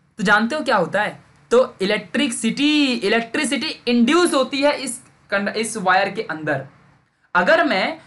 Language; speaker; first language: Hindi; native; Hindi